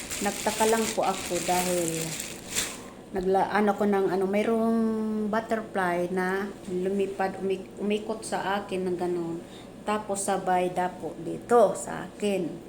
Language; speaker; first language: Filipino; non-native, local second language; Bikol